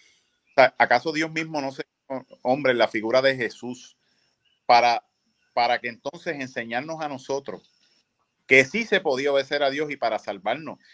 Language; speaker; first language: Spanish; native; Spanish